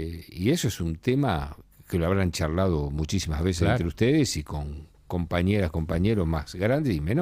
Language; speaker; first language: Spanish; native; Spanish